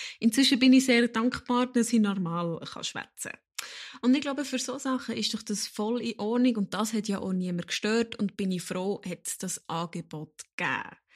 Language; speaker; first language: German; native; German